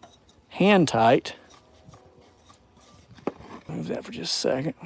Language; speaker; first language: English; native; English